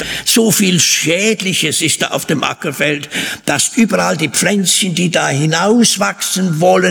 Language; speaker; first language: German; native; German